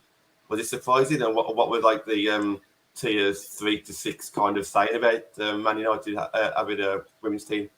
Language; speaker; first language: English; native; English